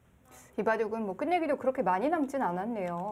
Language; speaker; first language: Korean; native; Korean